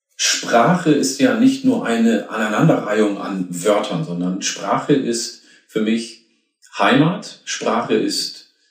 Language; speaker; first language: German; early bilingual, other home language; Oromo